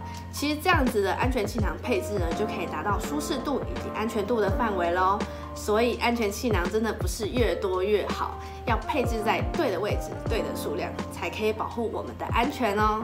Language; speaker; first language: Chinese; native; Chinese